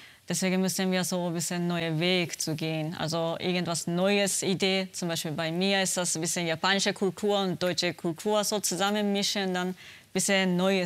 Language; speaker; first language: German; non-native, learner; Japanese